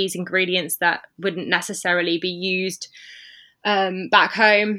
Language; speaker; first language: English; native; English